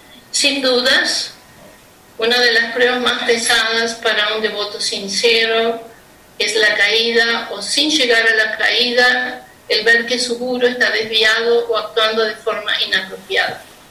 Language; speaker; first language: Spanish; native; Spanish